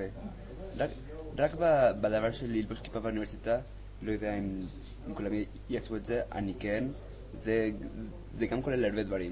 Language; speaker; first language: Hebrew; non-native, learner; Spanish